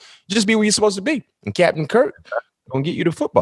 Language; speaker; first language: English; native; English